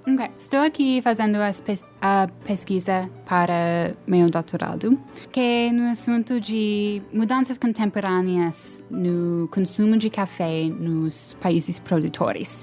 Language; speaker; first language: Portuguese; non-native, fluent; English